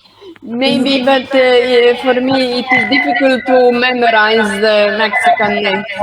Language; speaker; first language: English; non-native, learner; Hungarian